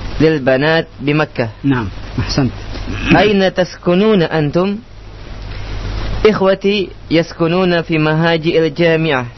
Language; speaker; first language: Arabic; non-native, fluent; Indonesian